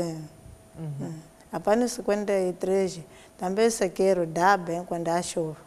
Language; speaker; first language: Portuguese; non-native, local second language; Tsonga